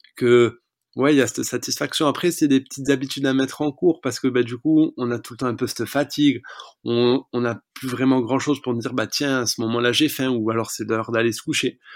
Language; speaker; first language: French; native; French